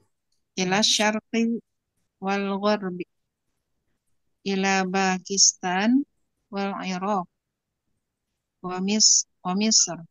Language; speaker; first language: Arabic; non-native, learner; Indonesian